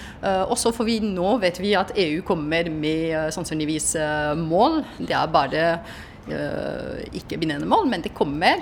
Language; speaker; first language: Norwegian; non-native, fluent; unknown